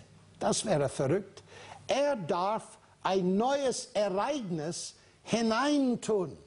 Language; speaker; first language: German; non-native, fluent; English